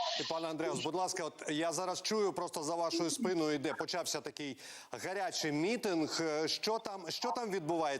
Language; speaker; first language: Ukrainian; native; Ukrainian